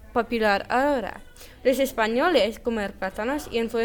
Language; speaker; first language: Spanish; non-native, learner; English